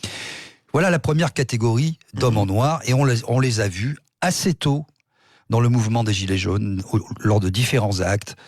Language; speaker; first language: French; native; French